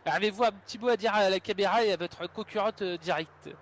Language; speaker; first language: French; native; French